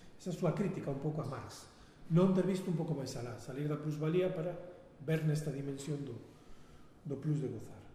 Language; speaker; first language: Galician; non-native, local second language; Spanish